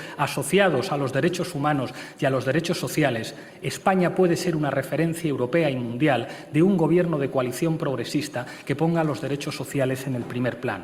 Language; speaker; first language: Spanish; native; Spanish